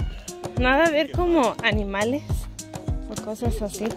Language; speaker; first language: Spanish; early bilingual, other home language; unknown